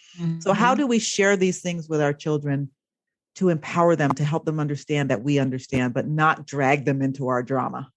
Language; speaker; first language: English; native; English